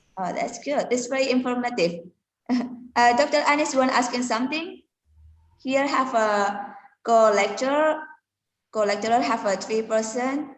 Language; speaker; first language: English; non-native, learner; Indonesian